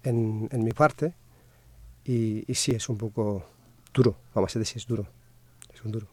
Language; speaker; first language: Spanish; non-native, fluent; Kurdish